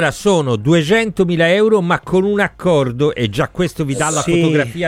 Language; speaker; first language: Italian; native; Italian